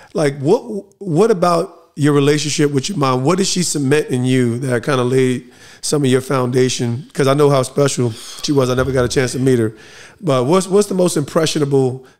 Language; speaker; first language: English; native; English